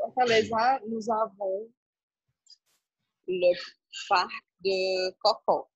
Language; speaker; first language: French; non-native, learner; Portuguese